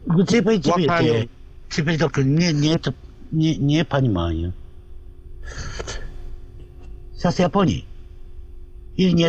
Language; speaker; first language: Russian; non-native, learner; Japanese